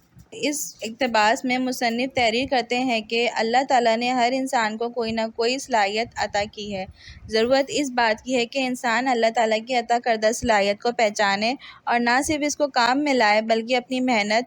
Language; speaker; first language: Urdu; native; Urdu